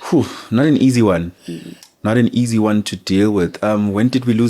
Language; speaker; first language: English; non-native, local second language; Zulu